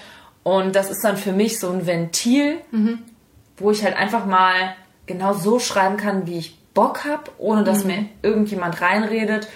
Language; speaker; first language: German; native; German